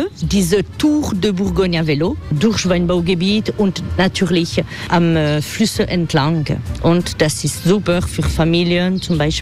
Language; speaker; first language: German; non-native, learner; French